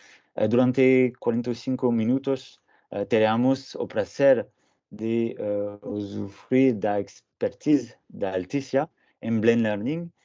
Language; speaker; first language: Portuguese; non-native, fluent; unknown